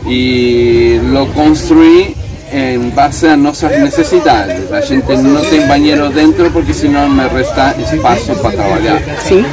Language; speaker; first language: Portuguese; non-native, learner; Spanish